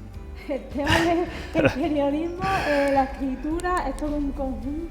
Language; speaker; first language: Spanish; native; Spanish